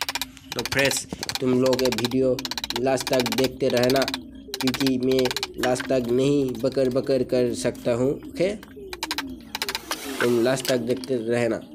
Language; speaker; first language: Hindi; non-native, local second language; Bangla